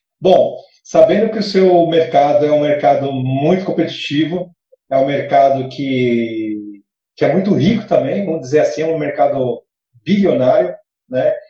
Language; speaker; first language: Portuguese; native; Portuguese